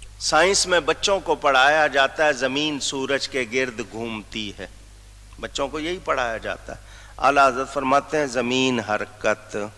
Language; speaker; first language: Urdu; native; Urdu